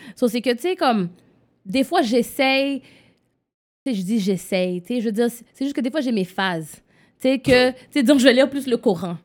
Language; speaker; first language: French; non-native, local second language; English